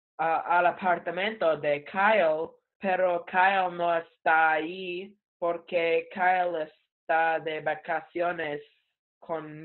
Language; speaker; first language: Spanish; non-native, learner; English